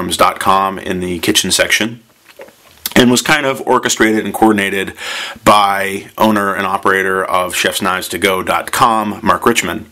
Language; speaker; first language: English; native; English